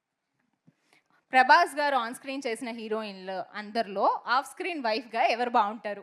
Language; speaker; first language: Telugu; native; Telugu